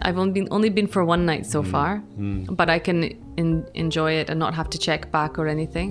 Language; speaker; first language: English; native; English